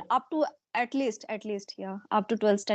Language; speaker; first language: English; non-native, local second language; Hindi